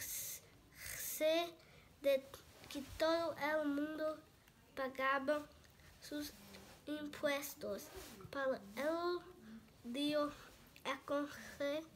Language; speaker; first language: Spanish; non-native, learner; Portuguese